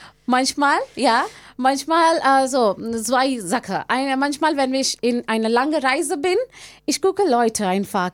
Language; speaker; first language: German; non-native, learner; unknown